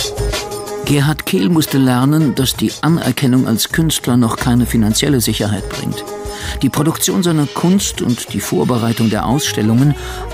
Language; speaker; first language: German; native; German